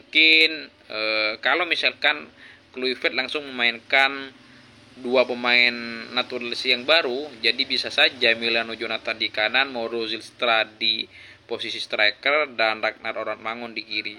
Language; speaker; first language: Indonesian; native; Indonesian